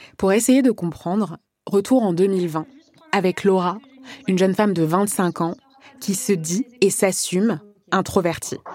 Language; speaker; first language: French; native; French